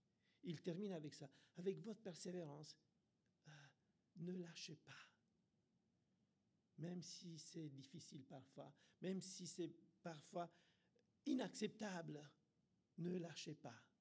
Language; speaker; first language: French; non-native, fluent; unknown